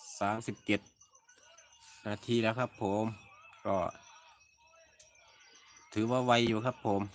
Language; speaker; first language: Thai; native; Thai